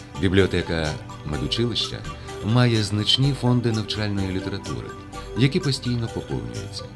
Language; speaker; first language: Ukrainian; native; Ukrainian